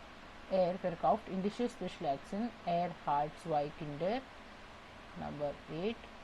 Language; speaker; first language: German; non-native, fluent; Hindi